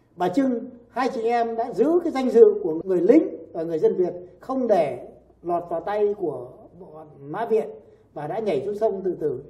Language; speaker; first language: Vietnamese; native; Vietnamese